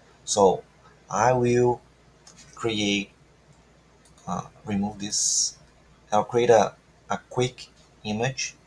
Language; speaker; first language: English; non-native, fluent; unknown